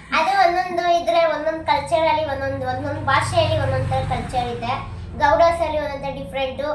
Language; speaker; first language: Kannada; non-native, local second language; Kodava